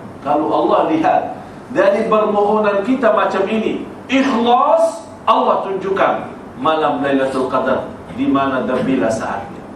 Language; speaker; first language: Malay; non-native, fluent; Arabic